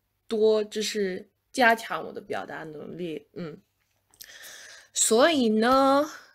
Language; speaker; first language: Chinese; non-native, fluent; English